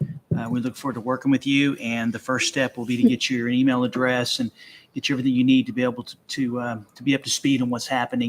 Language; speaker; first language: English; native; English